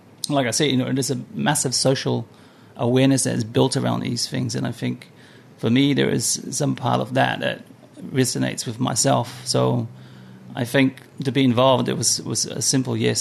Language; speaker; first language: English; non-native, fluent; Samoan